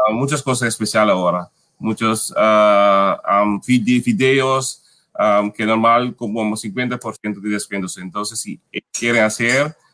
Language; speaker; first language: Spanish; non-native, fluent; Papiamento